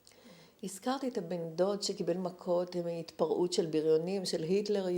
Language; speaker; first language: Hebrew; native; Hebrew